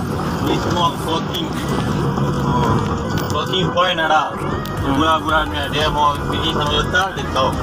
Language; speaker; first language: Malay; non-native, learner; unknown